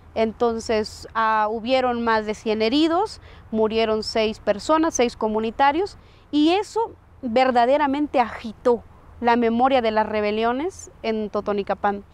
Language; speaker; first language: Spanish; native; Spanish